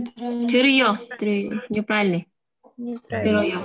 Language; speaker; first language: Korean; non-native, learner; Russian